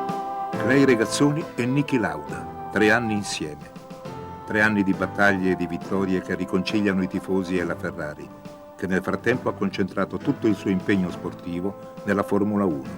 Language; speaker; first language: Italian; native; Italian